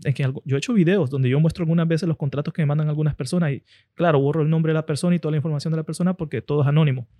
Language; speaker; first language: Spanish; native; Spanish